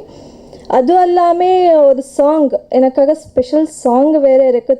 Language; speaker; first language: Tamil; non-native, learner; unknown